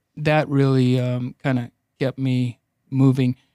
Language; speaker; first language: English; early bilingual, other home language; Spanish